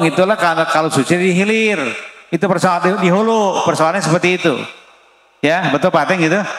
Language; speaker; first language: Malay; non-native, local second language; Sundanese